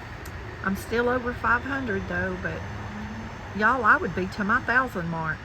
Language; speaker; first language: English; native; English